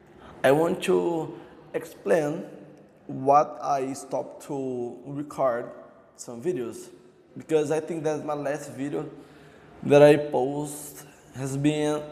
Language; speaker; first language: English; non-native, learner; Portuguese